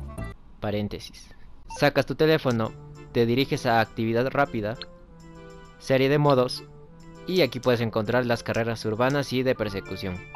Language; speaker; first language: Spanish; native; Spanish